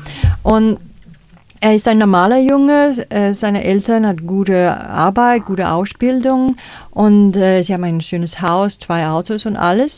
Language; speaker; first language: German; non-native, fluent; Danish